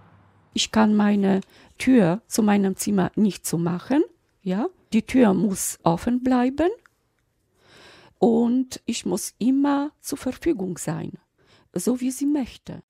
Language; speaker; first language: German; non-native, fluent; Polish